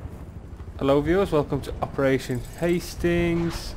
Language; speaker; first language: English; native; English